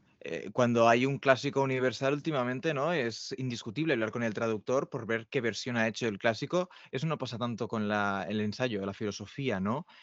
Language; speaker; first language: Spanish; non-native, local second language; Catalan